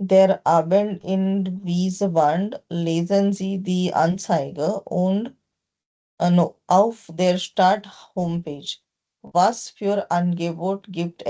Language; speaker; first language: German; non-native, learner; Hindi